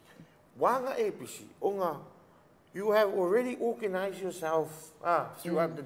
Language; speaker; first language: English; non-native, local second language; Samoan